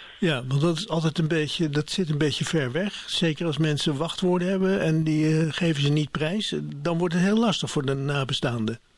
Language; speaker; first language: Dutch; native; Dutch